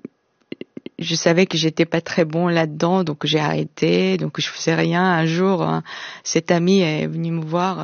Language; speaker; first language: French; non-native, fluent; Korean